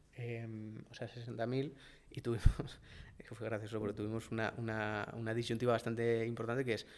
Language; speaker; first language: Spanish; native; Spanish